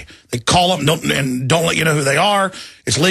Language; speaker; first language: English; native; English